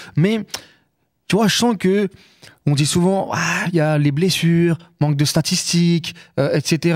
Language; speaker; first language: French; native; French